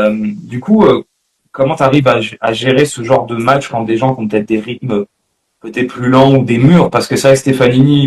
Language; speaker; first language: French; native; French